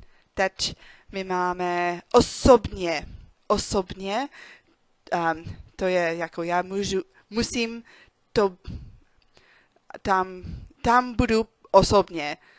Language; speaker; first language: Czech; non-native, learner; English